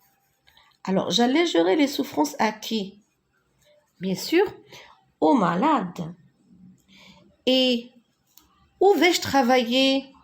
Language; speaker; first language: French; non-native, local second language; Arabic